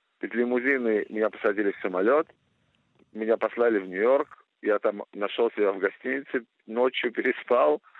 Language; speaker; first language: Russian; non-native, fluent; Hebrew